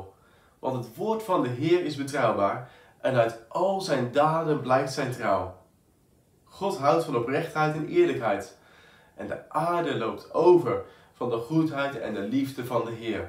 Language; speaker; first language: Dutch; native; Dutch